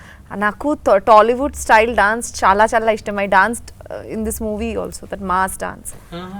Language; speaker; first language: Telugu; non-native, learner; Bangla